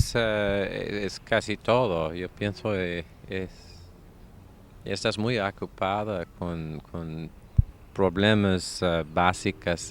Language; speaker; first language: Spanish; non-native, learner; English